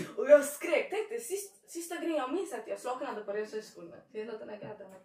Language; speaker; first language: Swedish; early bilingual, other home language; Arabic